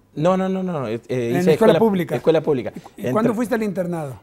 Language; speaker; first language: Spanish; native; Spanish